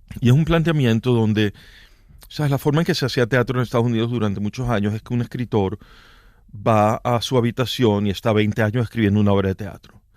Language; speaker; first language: Spanish; native; Spanish